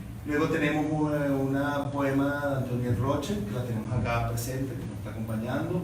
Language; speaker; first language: Spanish; native; Spanish